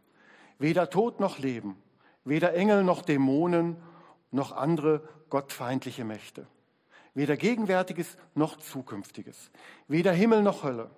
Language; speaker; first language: German; native; German